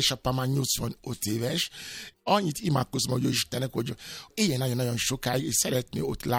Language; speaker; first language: Hungarian; non-native, fluent; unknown